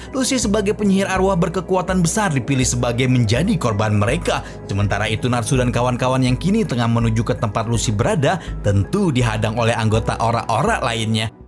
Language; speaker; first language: Indonesian; native; Indonesian